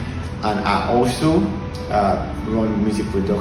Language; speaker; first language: English; non-native, local second language; Yoruba